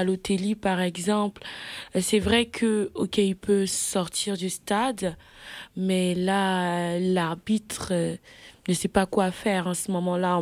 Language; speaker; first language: French; native; French